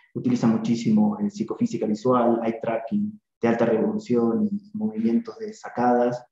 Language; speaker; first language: Spanish; native; Spanish